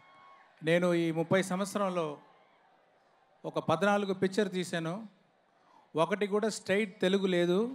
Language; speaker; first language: Telugu; non-native, learner; Tamil